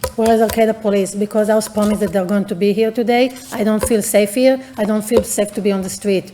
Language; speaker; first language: English; non-native, fluent; Hebrew